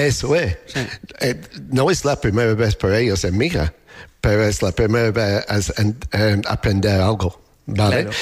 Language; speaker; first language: Spanish; non-native, learner; English